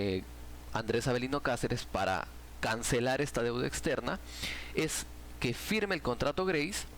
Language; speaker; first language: Spanish; native; Spanish